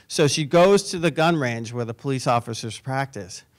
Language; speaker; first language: English; native; English